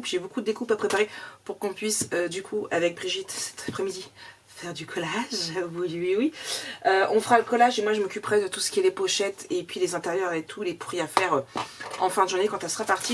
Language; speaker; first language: French; native; French